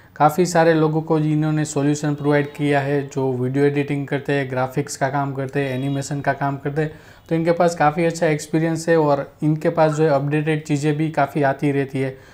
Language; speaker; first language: Hindi; non-native, local second language; Gujarati